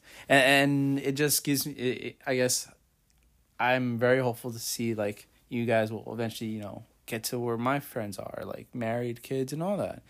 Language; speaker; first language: English; native; English